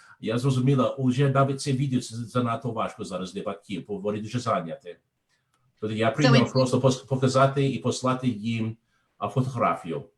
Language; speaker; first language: Ukrainian; non-native, learner; English